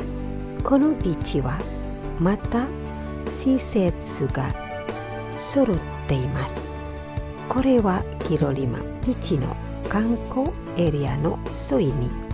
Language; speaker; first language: Japanese; non-native, fluent; Indonesian